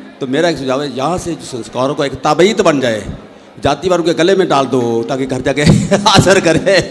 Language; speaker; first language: Hindi; native; Hindi